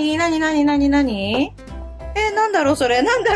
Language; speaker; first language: Japanese; native; Japanese